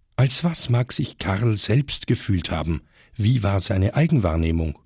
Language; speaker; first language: German; native; German